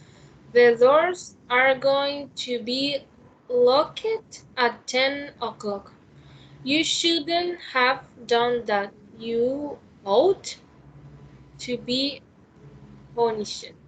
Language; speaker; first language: English; non-native, learner; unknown